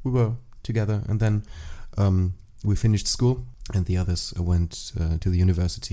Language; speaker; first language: English; non-native, fluent; German